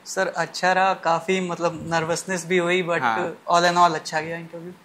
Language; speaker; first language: Hindi; native; Hindi